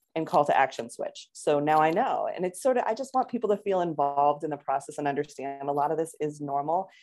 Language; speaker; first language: English; native; English